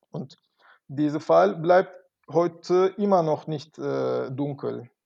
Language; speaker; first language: German; non-native, fluent; Turkish